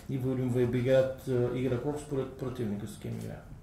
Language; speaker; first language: Russian; non-native, learner; Bulgarian